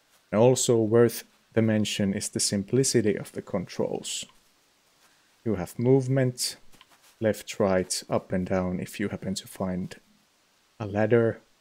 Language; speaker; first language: English; non-native, fluent; Finnish